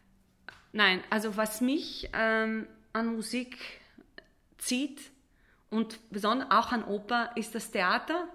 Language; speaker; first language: German; non-native, fluent; Hebrew